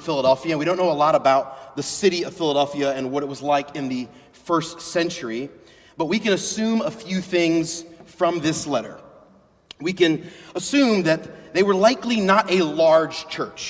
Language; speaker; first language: English; native; English